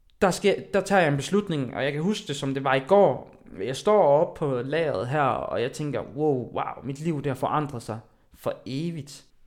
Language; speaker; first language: Danish; early bilingual, other home language; Haitian Creole